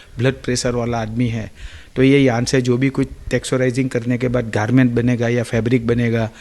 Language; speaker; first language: Hindi; non-native, local second language; Gujarati